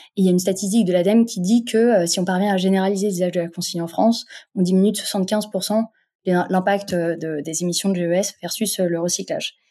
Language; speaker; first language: French; non-native, local second language; Arabic